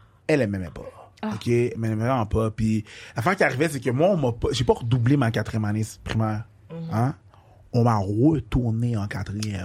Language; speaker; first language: French; native; French